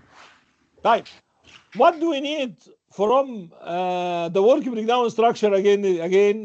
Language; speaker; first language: English; non-native, fluent; Arabic